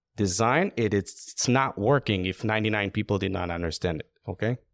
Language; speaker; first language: English; non-native, fluent; Hebrew